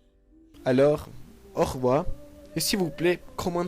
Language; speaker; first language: French; non-native, learner; Spanish